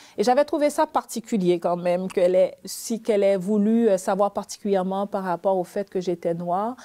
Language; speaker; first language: French; early bilingual, other home language; Haitian Creole